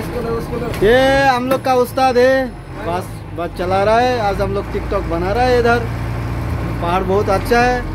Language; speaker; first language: Hindi; non-native, learner; Nepali